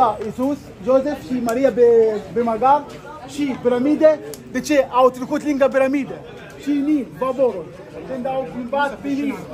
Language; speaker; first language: Romanian; non-native, learner; Arabic